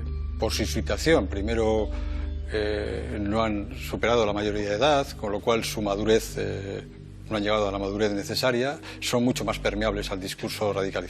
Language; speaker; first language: Spanish; native; Spanish